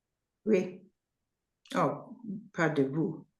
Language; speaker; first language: French; non-native, learner; English